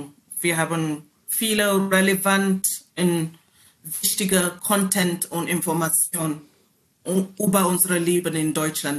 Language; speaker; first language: German; non-native, learner; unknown